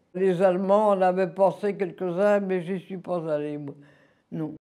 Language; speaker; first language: French; native; French